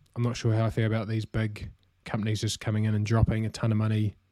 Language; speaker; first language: English; native; English